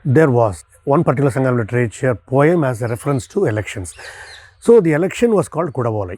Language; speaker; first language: English; non-native, local second language; Tamil